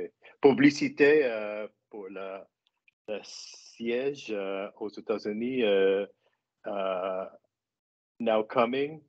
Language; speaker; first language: French; non-native, learner; English